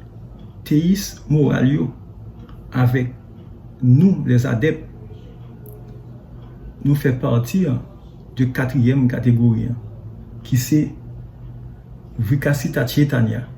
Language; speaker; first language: French; non-native, learner; Haitian Creole